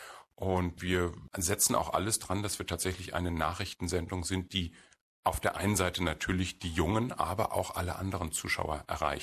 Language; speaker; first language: German; native; German